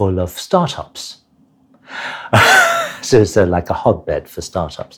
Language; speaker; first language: English; non-native, local second language; Cantonese